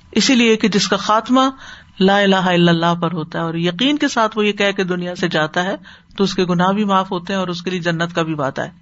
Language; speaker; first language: Urdu; native; Urdu